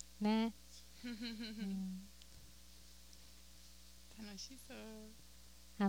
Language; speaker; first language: Japanese; non-native, learner; English